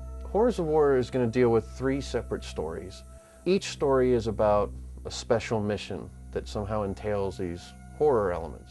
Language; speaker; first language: English; native; English